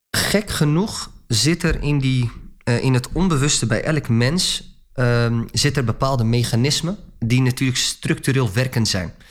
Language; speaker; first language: Dutch; early bilingual, other home language; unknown